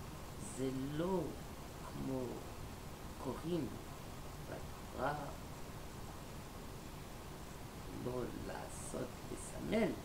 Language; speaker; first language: Hebrew; non-native, learner; French